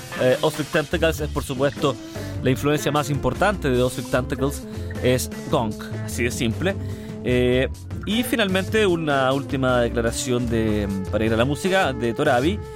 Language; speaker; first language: Spanish; native; Spanish